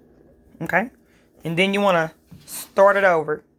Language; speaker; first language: English; native; English